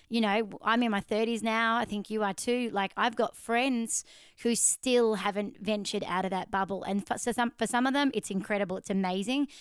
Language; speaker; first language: English; native; English